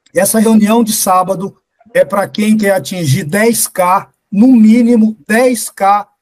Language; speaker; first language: Portuguese; native; Portuguese